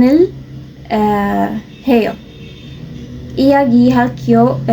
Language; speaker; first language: Korean; non-native, learner; Arabic